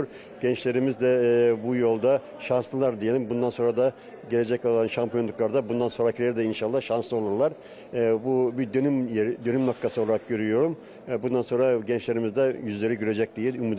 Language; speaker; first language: Turkish; native; Turkish